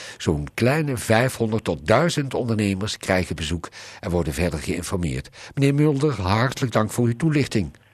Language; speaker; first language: Dutch; native; Dutch